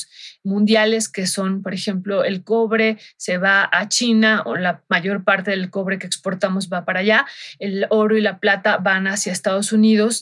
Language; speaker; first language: Spanish; native; Spanish